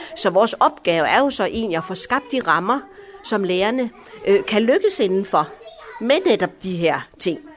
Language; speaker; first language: Danish; early bilingual, other home language; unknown